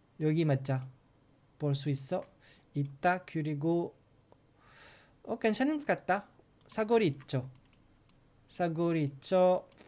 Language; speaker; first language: Korean; non-native, learner; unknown